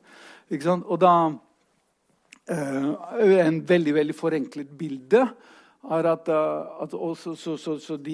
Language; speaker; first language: Norwegian; non-native, fluent; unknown